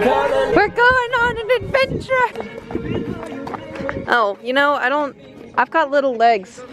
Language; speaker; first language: English; native; English